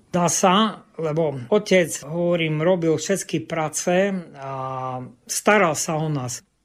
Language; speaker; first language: Slovak; non-native, local second language; Rusyn